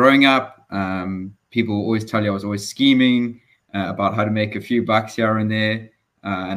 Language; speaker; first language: English; native; English